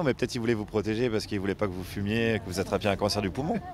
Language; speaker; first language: French; native; French